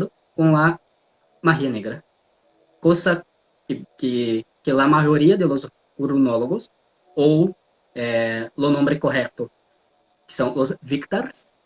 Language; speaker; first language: Spanish; non-native, learner; Portuguese